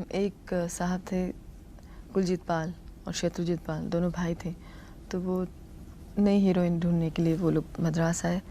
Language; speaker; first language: Hindi; non-native, local second language; Tamil